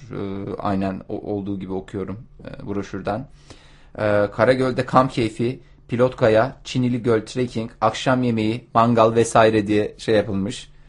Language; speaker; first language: Turkish; native; Turkish